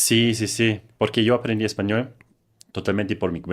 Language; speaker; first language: Spanish; non-native, fluent; German